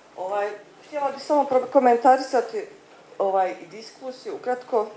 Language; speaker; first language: Bosnian; native; Bosnian